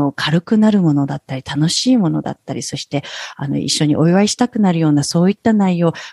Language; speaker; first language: Japanese; native; Japanese